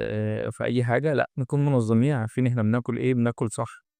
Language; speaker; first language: Arabic; native; Arabic